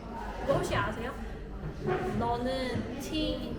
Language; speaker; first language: Korean; non-native, fluent; Vietnamese